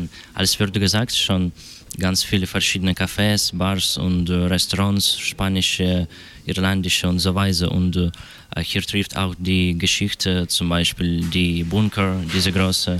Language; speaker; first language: German; non-native, learner; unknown